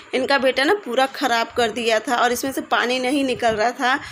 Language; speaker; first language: Hindi; native; Hindi